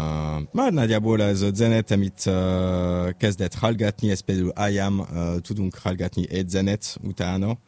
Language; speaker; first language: Hungarian; non-native, learner; French